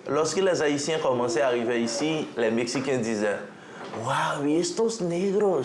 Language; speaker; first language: French; non-native, local second language; Haitian Creole